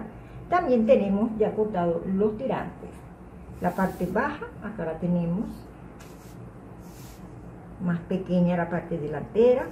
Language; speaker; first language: Spanish; native; Spanish